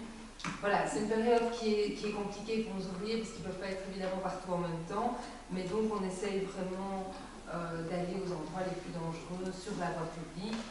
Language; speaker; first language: French; native; French